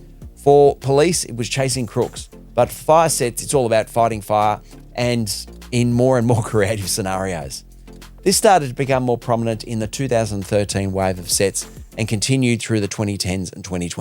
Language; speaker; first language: English; native; English